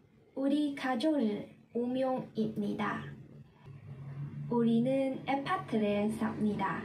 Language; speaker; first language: Korean; non-native, learner; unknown